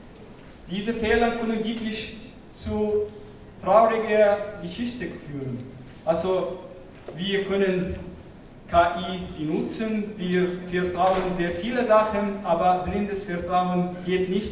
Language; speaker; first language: German; non-native, fluent; Arabic